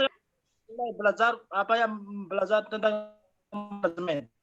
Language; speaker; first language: Indonesian; non-native, learner; Malagasy